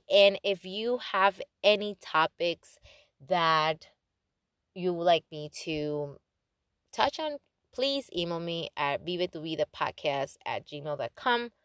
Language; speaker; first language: English; non-native, fluent; Spanish